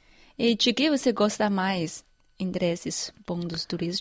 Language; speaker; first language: Portuguese; non-native, fluent; Chinese